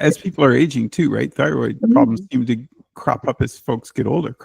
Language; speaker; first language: English; native; English